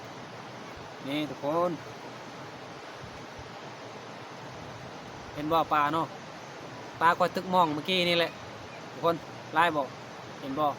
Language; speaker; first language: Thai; non-native, local second language; Northeastern Thai